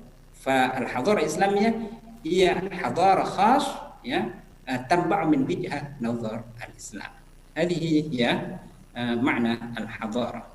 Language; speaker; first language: Arabic; non-native, fluent; Indonesian